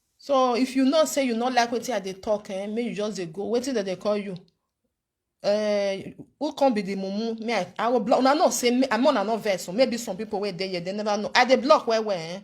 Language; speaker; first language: Nigerian Pidgin; non-native, local second language; Bini